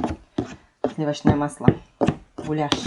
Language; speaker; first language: Russian; native; Russian